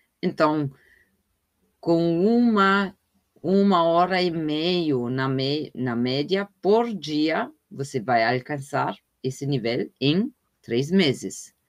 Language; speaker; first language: Portuguese; non-native, fluent; German